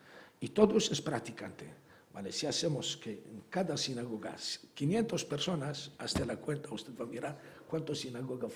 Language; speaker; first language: Spanish; non-native, fluent; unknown